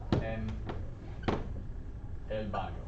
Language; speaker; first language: Spanish; non-native, learner; English